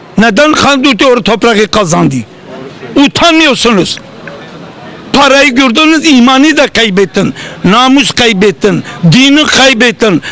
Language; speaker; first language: Turkish; non-native, local second language; Kurdish